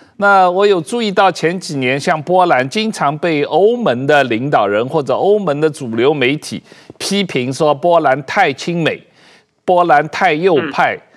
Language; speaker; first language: Chinese; native; Chinese